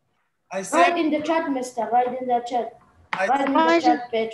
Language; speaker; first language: English; non-native, learner; Arabic